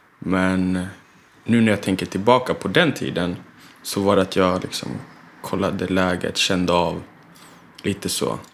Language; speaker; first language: Swedish; early bilingual, other home language; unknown